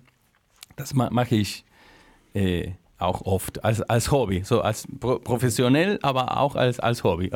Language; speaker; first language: German; non-native, fluent; Spanish